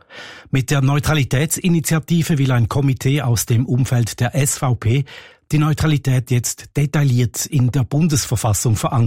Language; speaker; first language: German; native; German